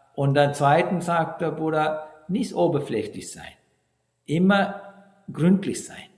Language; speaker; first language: German; non-native, fluent; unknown